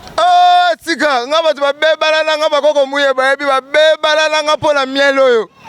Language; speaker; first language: Lingala; native; Lingala